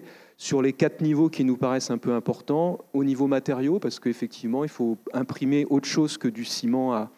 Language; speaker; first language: French; native; French